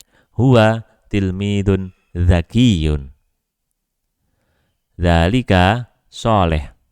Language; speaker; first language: Arabic; non-native, fluent; Indonesian